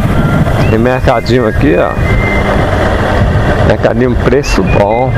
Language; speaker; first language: Portuguese; native; Portuguese